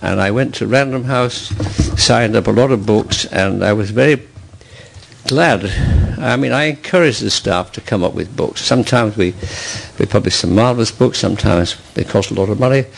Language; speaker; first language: English; native; English